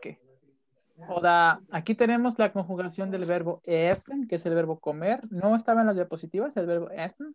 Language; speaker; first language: Spanish; native; Spanish